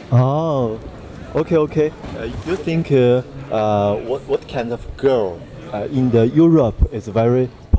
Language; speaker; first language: English; non-native, learner; Chinese